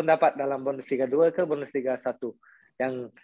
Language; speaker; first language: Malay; non-native, local second language; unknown